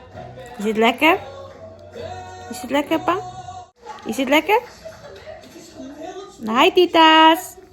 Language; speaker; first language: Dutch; non-native, learner; Cebuano